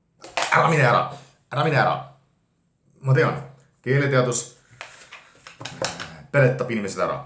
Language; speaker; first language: Estonian; non-native, fluent; Finnish